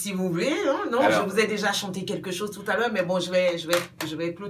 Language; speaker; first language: French; non-native, local second language; Baoulé